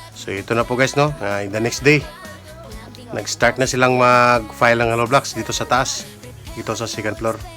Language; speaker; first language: Filipino; non-native, local second language; Cebuano